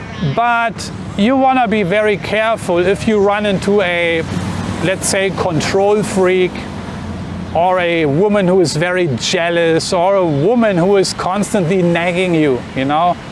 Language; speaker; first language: English; non-native, fluent; German